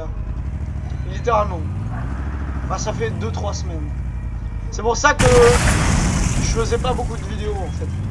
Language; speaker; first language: French; native; French